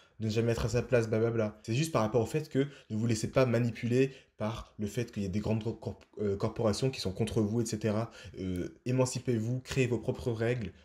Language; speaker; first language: French; native; French